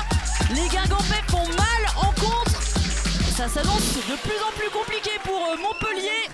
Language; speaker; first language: French; native; French